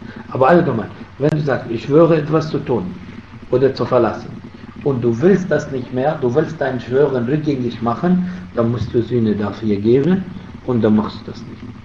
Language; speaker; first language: German; non-native, fluent; Arabic